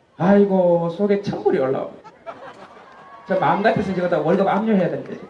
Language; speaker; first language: Korean; native; Korean